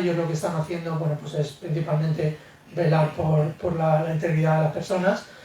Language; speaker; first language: Spanish; native; Spanish